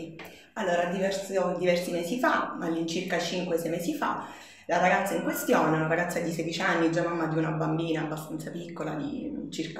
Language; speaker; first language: Italian; native; Italian